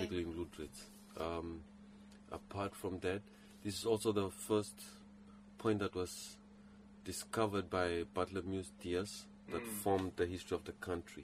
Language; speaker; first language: English; non-native, local second language; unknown